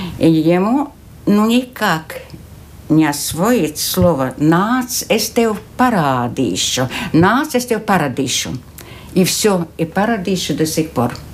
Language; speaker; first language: Russian; non-native, local second language; Latvian